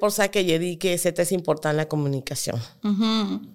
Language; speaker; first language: French; non-native, learner; Spanish